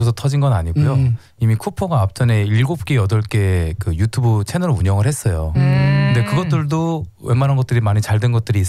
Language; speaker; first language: Korean; native; Korean